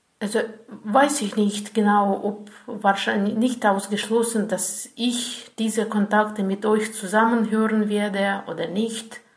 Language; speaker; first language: German; non-native, fluent; Russian